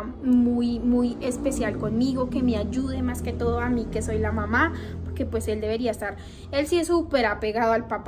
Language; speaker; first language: Spanish; native; Spanish